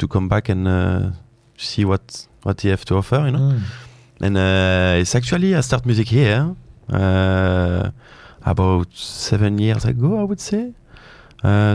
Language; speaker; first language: English; non-native, fluent; French